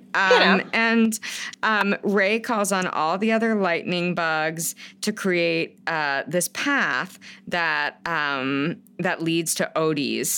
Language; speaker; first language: English; native; English